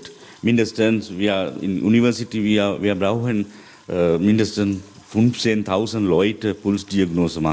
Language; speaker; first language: German; non-native, learner; Sinhala